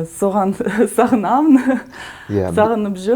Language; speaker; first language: Kazakh; non-native, learner; Russian